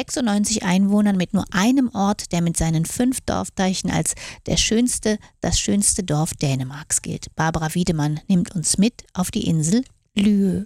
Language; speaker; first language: German; native; German